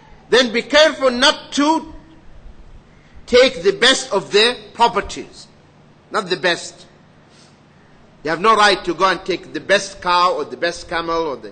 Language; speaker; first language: English; non-native, fluent; Arabic